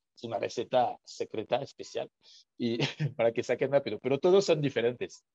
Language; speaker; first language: Spanish; non-native, fluent; French